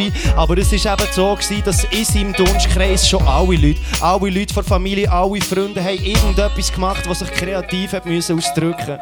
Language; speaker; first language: German; native; German